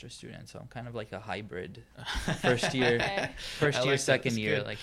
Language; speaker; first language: English; non-native, fluent; Hebrew